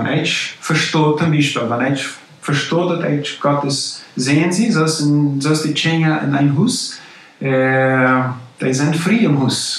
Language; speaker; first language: German; non-native, local second language; Plautdietsch